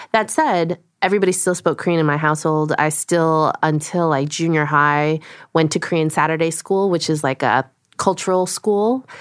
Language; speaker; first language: English; early bilingual, other home language; Korean